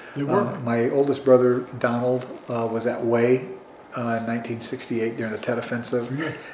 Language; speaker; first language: English; native; English